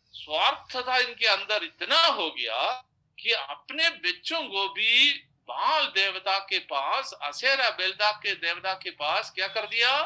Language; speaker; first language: Hindi; non-native, local second language; Odia